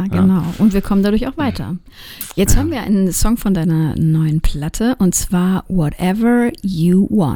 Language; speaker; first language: German; native; German